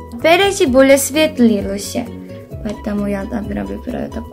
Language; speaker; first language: Russian; non-native, fluent; Korean